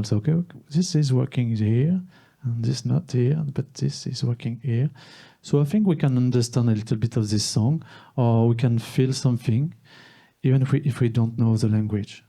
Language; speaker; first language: English; non-native, learner; French